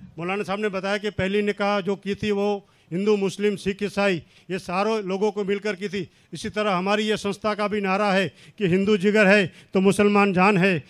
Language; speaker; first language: Hindi; non-native, local second language; Kachhi